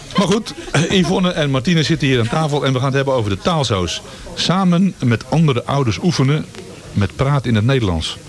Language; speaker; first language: Dutch; native; Dutch